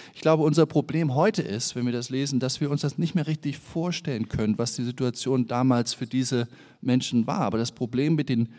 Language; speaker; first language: German; native; German